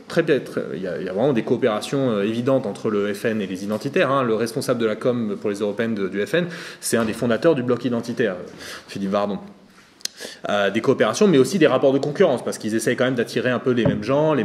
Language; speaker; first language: French; native; French